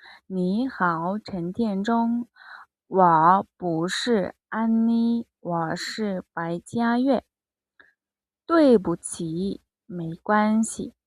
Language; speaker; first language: Chinese; non-native, fluent; Mongolian